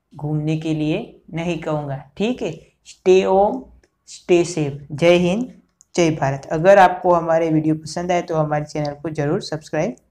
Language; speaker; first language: Hindi; non-native, local second language; Gujarati